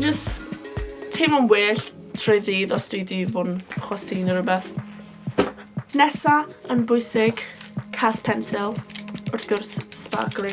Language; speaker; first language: Welsh; non-native, local second language; English